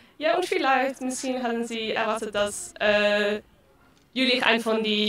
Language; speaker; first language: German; non-native, learner; Dutch